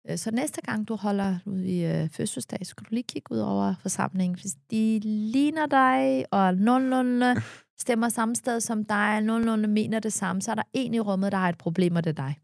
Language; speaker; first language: Danish; early bilingual, other home language; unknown